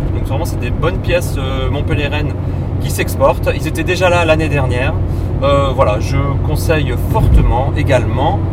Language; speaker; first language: French; native; French